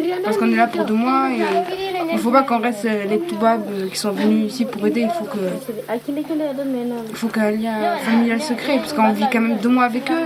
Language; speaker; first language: French; native; French